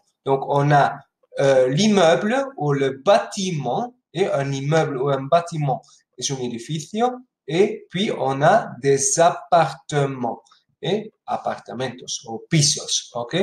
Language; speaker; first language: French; non-native, fluent; Spanish